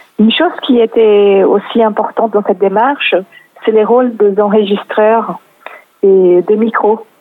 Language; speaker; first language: French; non-native, fluent; Portuguese